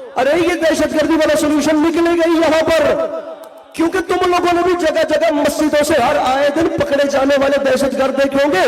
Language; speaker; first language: Urdu; non-native, local second language; Punjabi